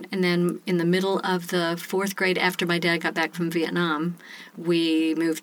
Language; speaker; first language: English; native; English